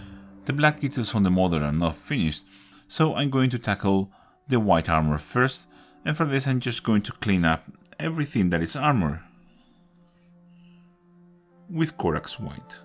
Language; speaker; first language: English; non-native, fluent; Spanish